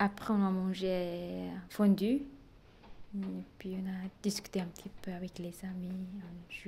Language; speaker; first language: French; non-native, learner; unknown